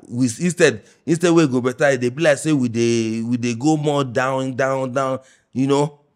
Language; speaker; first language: Nigerian Pidgin; non-native, local second language; Yoruba